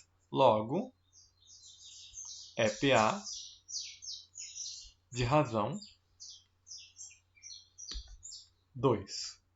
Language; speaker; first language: Portuguese; native; Portuguese